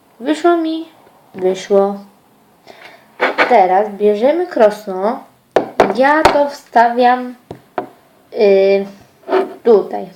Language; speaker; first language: Polish; early bilingual, other home language; Ukrainian